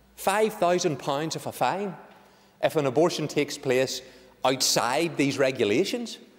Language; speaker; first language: English; native; English